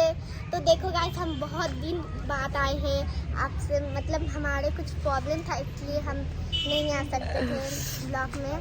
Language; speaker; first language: Hindi; non-native, local second language; Bangla